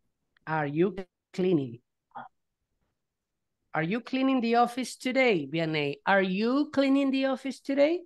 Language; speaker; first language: English; non-native, fluent; Spanish